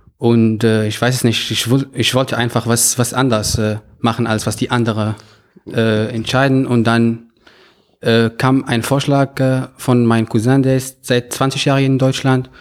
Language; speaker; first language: German; non-native, fluent; Arabic